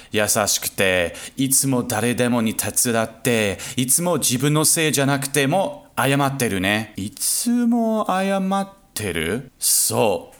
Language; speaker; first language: Japanese; non-native, learner; English